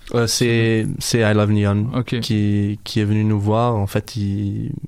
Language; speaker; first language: French; non-native, local second language; Arabic